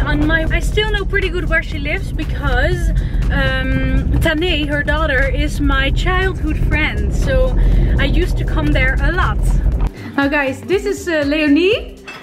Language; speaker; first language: English; non-native, fluent; Dutch